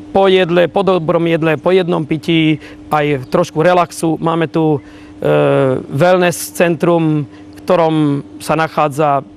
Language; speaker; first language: Slovak; native; Slovak